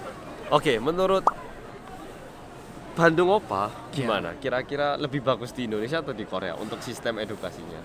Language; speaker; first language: Indonesian; early bilingual, other home language; Korean